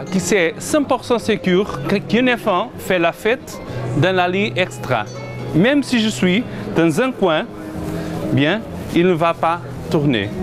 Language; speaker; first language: French; non-native, learner; Portuguese